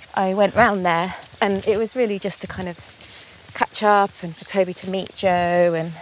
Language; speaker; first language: English; native; English